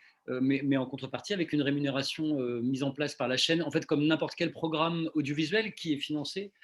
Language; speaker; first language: French; native; French